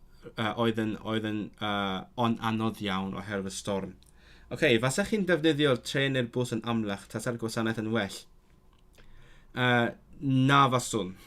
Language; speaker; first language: Welsh; non-native, learner; Cantonese